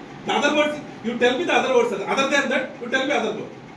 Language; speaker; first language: English; non-native, local second language; Telugu